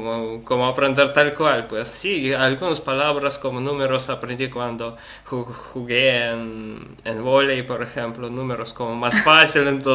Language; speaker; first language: Spanish; non-native, learner; Russian